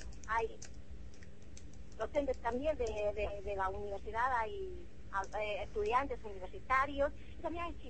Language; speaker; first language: Spanish; non-native, fluent; Chinese